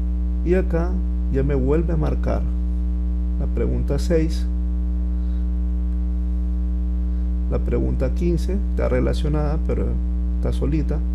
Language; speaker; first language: Spanish; native; Spanish